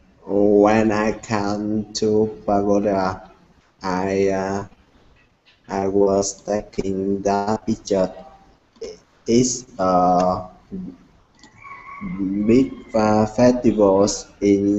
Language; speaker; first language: English; non-native, learner; Vietnamese